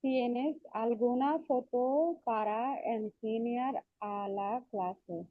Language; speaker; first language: Spanish; non-native, learner; Bangla